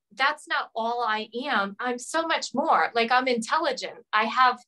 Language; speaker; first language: English; native; English